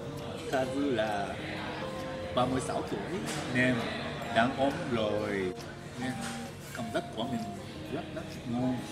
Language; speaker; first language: Vietnamese; non-native, learner; Japanese